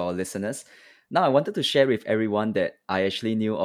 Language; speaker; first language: English; native; English